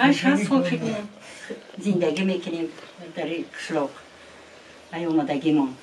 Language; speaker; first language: Persian; non-native, learner; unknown